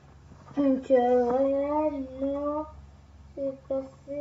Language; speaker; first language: French; native; French